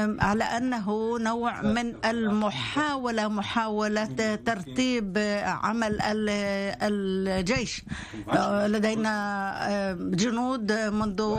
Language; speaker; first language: Arabic; non-native, fluent; Hebrew